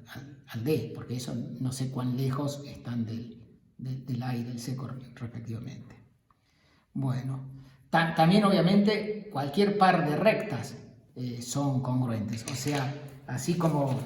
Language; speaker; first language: Spanish; native; Spanish